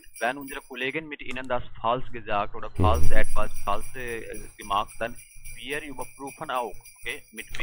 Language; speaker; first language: German; non-native, learner; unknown